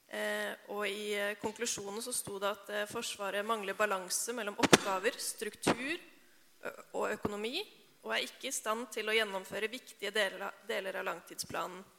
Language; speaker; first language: Norwegian; native; Norwegian